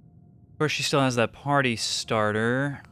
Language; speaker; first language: English; native; English